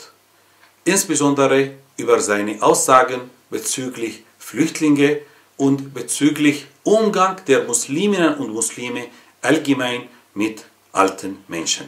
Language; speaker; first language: German; non-native, fluent; Arabic